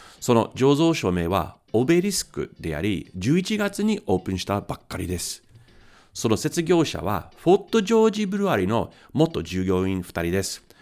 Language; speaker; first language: Japanese; non-native, fluent; English